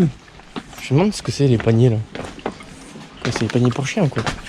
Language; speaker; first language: French; native; French